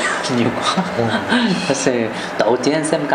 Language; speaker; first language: Vietnamese; non-native, learner; Korean